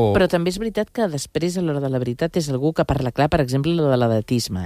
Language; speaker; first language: Catalan; native; Catalan